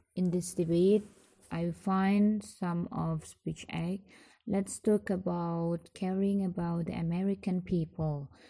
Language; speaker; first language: English; non-native, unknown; Indonesian